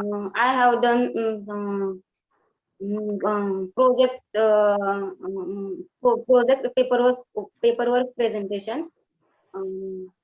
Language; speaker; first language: English; non-native, learner; Marathi